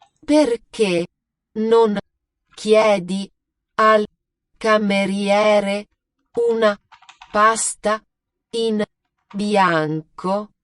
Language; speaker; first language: Italian; non-native, learner; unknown